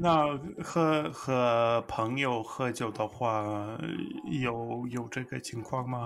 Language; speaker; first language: Chinese; non-native, learner; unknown